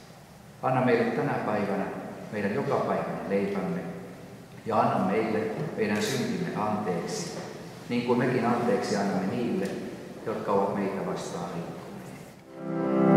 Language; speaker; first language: Finnish; native; Finnish